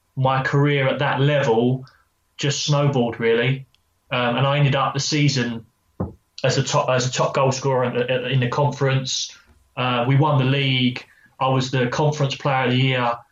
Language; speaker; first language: English; native; English